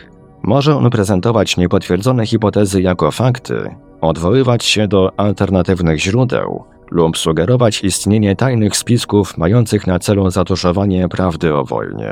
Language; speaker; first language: Polish; native; Polish